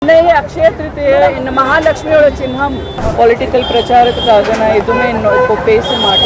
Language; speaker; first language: Tamil; non-native, fluent; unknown